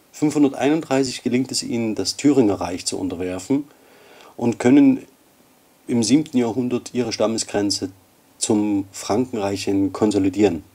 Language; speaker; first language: German; native; German